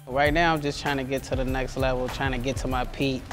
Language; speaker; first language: English; native; English